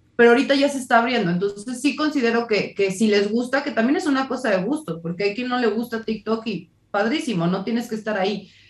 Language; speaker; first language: Spanish; native; Spanish